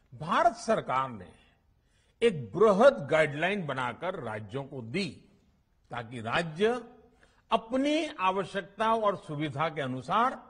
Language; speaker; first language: Hindi; non-native, local second language; Gujarati